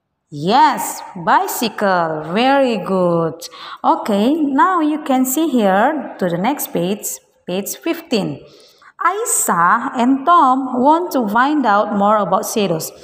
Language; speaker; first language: English; non-native, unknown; Indonesian